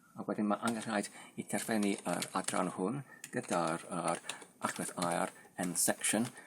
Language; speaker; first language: Welsh; non-native, learner; Polish